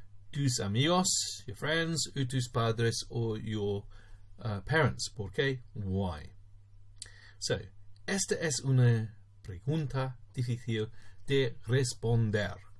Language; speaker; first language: Spanish; non-native, fluent; English